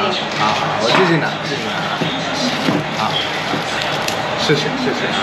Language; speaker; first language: Chinese; non-native, learner; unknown